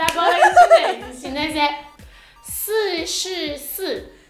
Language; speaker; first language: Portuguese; non-native, fluent; Chinese